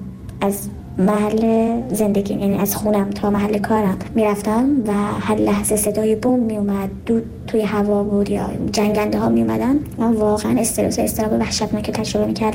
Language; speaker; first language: Persian; non-native, local second language; Kurdish